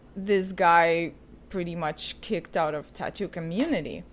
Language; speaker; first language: English; non-native, fluent; Ukrainian